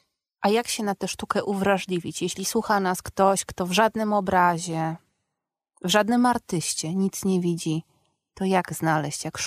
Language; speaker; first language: Polish; native; Polish